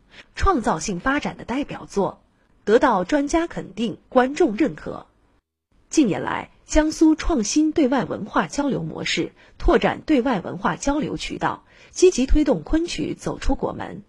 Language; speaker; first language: Chinese; native; Chinese